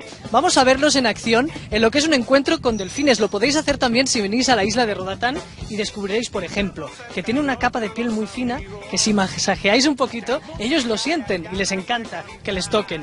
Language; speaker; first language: Spanish; native; Spanish